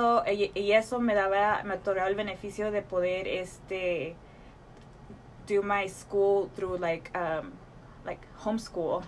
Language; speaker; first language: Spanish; early bilingual, heritage; Spanish